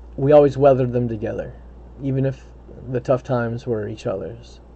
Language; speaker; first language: English; native; English